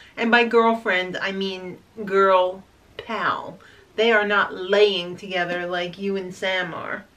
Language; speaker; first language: English; native; English